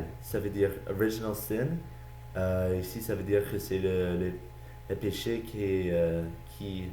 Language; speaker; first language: French; non-native, learner; English